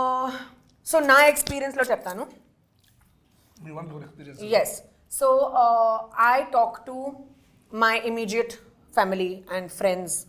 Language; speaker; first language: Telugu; non-native, local second language; Hindi